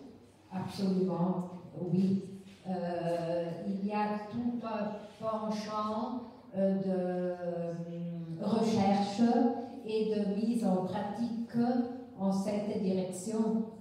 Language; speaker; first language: French; non-native, fluent; Italian